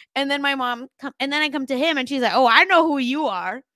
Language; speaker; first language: English; early bilingual, other home language; Hindi